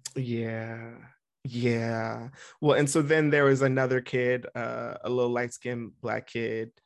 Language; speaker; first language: English; native; English